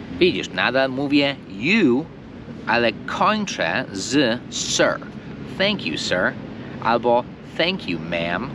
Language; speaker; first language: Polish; non-native, fluent; English